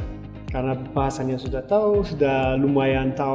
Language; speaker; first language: Indonesian; non-native, fluent; Turkmen